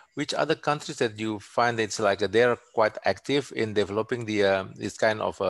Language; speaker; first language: English; non-native, fluent; Indonesian